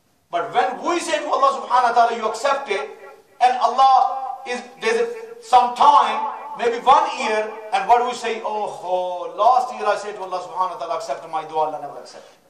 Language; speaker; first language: English; non-native, local second language; Urdu